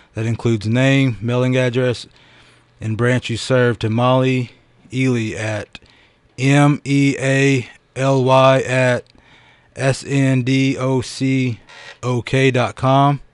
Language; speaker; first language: English; native; English